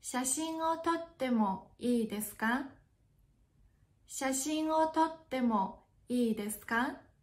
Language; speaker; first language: Japanese; non-native, fluent; Chinese